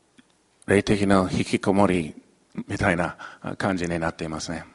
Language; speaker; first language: Japanese; non-native, fluent; English